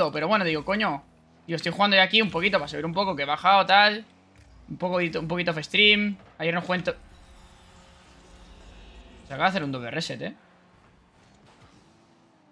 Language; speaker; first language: Spanish; native; Spanish